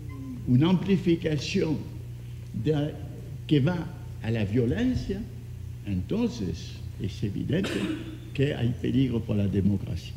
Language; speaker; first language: Spanish; non-native, fluent; French